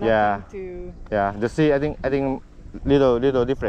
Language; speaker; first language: English; non-native, learner; Thai